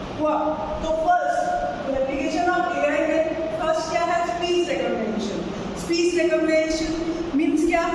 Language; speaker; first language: Hindi; non-native, local second language; Odia